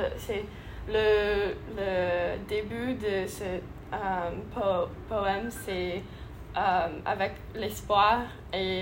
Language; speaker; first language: French; non-native, learner; English